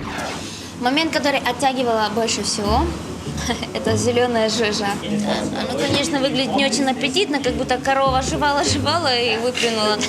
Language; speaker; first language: Russian; native; Russian